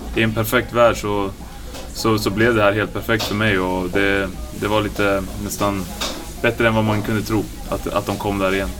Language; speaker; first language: Swedish; native; Swedish